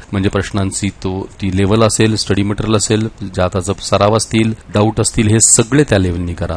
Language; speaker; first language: Marathi; native; Marathi